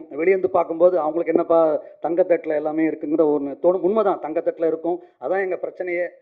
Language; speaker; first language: Tamil; native; Tamil